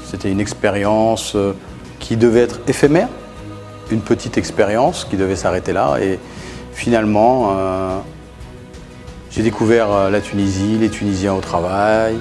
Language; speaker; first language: French; early bilingual, other home language; Arabic